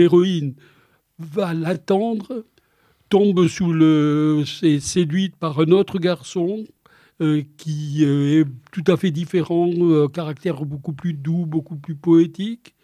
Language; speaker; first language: French; native; French